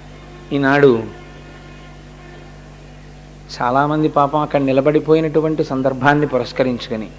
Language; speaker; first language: Telugu; native; Telugu